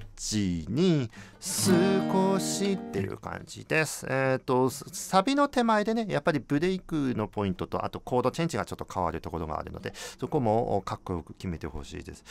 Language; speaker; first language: Japanese; native; Japanese